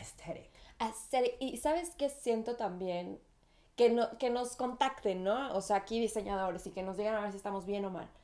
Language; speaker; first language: Spanish; native; Spanish